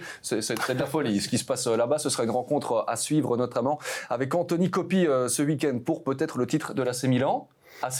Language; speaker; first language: French; native; French